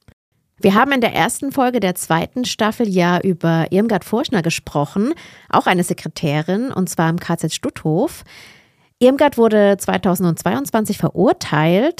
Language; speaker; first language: German; native; German